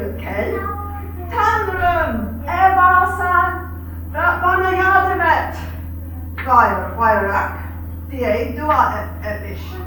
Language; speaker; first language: Turkish; non-native, fluent; English